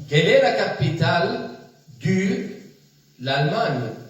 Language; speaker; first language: French; non-native, local second language; Arabic